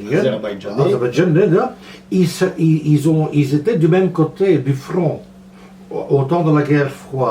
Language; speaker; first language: French; non-native, local second language; Dutch